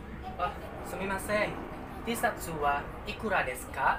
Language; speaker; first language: Japanese; non-native, learner; Indonesian